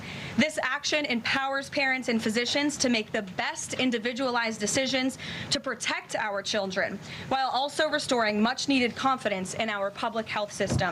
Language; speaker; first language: English; native; English